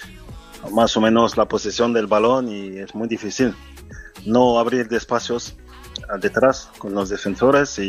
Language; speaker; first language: Spanish; non-native, fluent; French